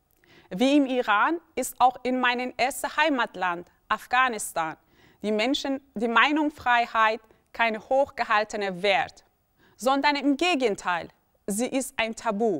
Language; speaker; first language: German; early bilingual, other home language; Persian